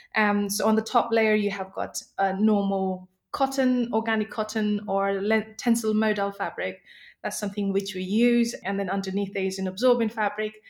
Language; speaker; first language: English; non-native, local second language; Nepali